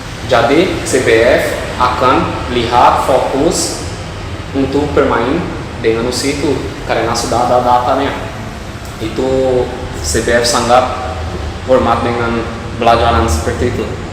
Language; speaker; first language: Indonesian; non-native, fluent; Portuguese